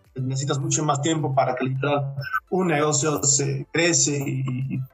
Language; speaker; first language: Spanish; non-native, fluent; Dutch